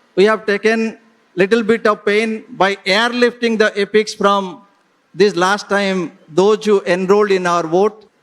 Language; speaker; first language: English; non-native, local second language; Odia